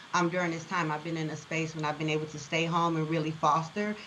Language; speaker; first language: English; native; English